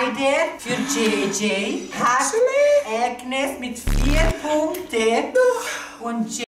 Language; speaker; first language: German; non-native, local second language; Italian